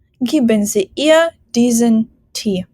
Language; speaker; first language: German; non-native, fluent; Ukrainian